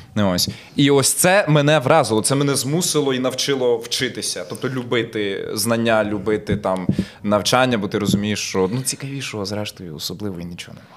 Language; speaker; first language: Ukrainian; native; Ukrainian